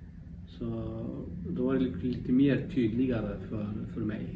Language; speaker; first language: Swedish; non-native, local second language; Kurdish